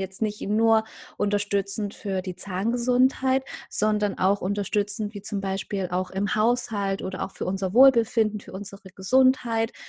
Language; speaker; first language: German; native; German